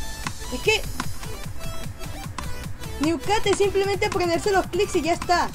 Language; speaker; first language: Spanish; native; Spanish